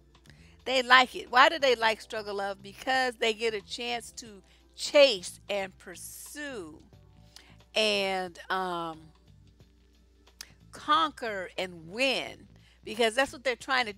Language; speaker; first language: English; native; English